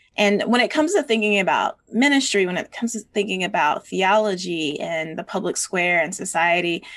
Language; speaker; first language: English; native; English